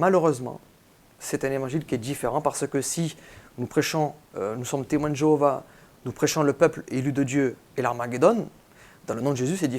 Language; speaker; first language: French; native; French